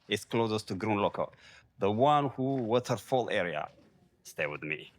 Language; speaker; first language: English; non-native, learner; Amharic